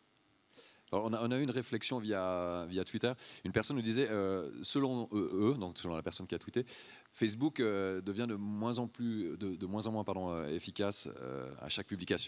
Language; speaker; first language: French; native; French